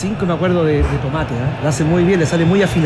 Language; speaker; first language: Spanish; native; Spanish